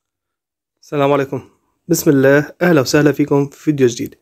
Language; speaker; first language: Arabic; native; Arabic